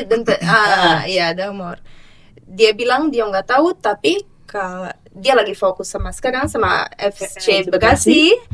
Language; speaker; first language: Indonesian; non-native, fluent; Portuguese